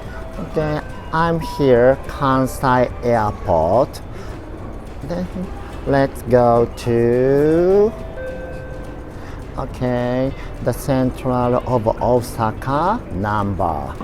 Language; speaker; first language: English; non-native, learner; Japanese